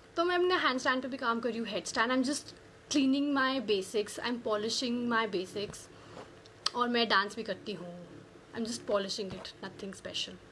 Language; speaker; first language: Hindi; native; Hindi